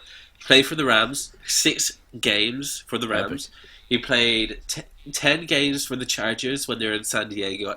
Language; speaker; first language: English; native; English